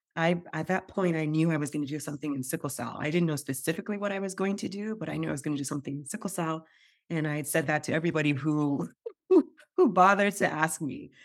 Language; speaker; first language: English; non-native, local second language; Yoruba